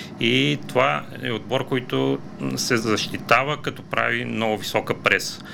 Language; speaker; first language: Bulgarian; non-native, fluent; Romanian